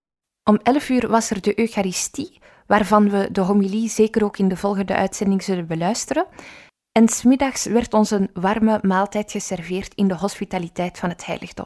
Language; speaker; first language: Dutch; native; Dutch